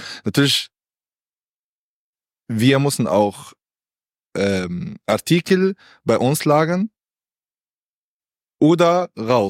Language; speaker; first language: German; non-native, learner; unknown